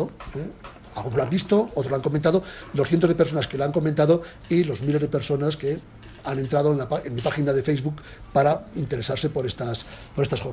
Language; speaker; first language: Spanish; native; Spanish